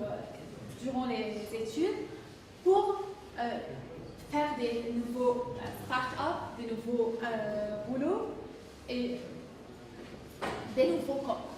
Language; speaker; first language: French; non-native, fluent; English